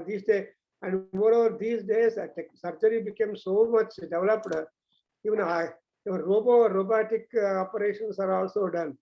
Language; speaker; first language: English; non-native, local second language; Telugu